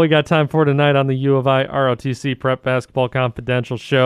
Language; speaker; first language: English; native; English